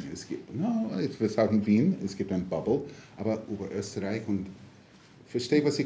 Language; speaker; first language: German; non-native, fluent; English